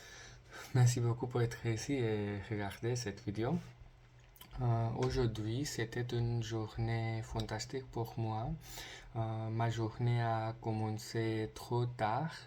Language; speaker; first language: French; non-native, learner; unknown